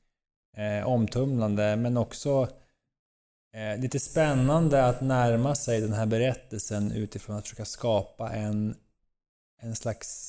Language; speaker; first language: Swedish; native; Swedish